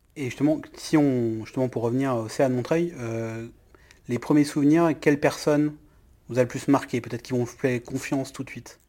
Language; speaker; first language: French; native; French